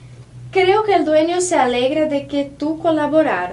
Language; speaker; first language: Spanish; non-native, fluent; Portuguese